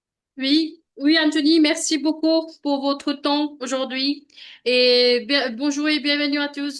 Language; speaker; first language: French; non-native, learner; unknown